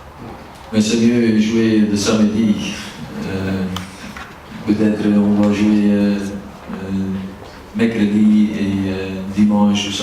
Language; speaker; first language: French; non-native, learner; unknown